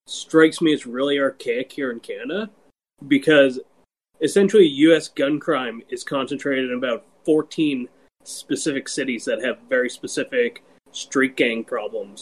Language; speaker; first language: English; native; English